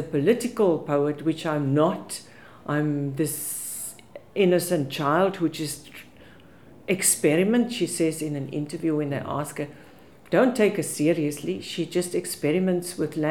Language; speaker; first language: English; non-native, local second language; Afrikaans